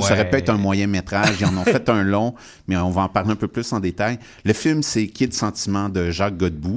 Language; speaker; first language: French; native; French